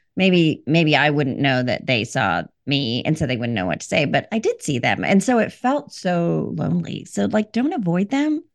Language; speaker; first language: English; early bilingual, other home language; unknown